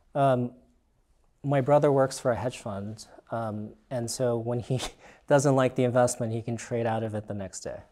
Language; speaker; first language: English; native; English